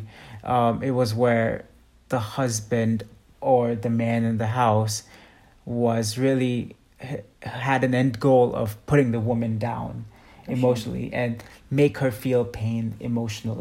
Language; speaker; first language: English; non-native, local second language; Hindi